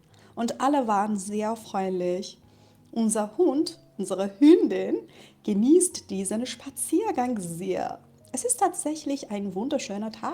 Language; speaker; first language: German; non-native, fluent; Persian